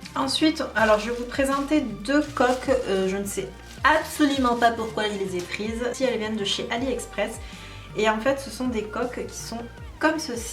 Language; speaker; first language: French; native; French